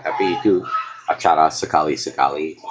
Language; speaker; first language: Indonesian; non-native, fluent; English